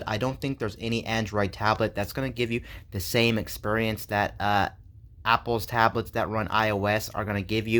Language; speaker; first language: English; native; English